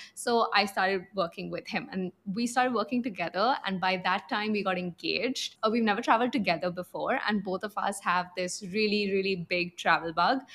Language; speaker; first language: English; non-native, local second language; Punjabi